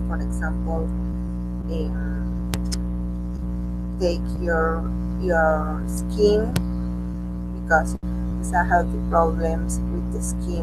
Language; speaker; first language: English; non-native, learner; Spanish